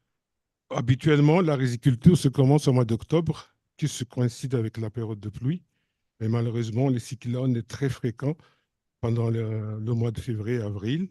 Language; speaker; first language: French; non-native, local second language; Malagasy